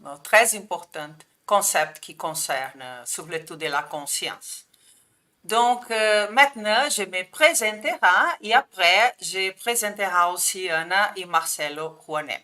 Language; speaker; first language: French; non-native, fluent; Portuguese